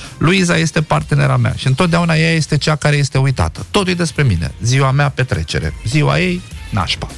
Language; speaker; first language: Romanian; non-native, local second language; Romany